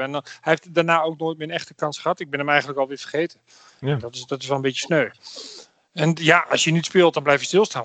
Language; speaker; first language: Dutch; native; Dutch